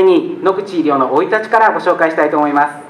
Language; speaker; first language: Japanese; native; Japanese